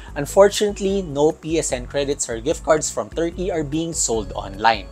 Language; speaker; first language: English; non-native, local second language; Filipino